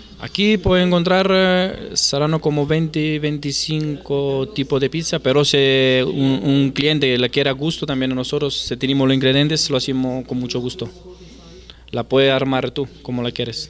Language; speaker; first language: Spanish; non-native, fluent; Italian